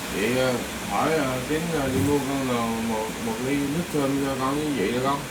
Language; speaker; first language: Vietnamese; early bilingual, heritage; Vietnamese